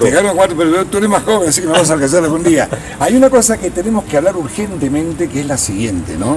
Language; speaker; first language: Spanish; native; Spanish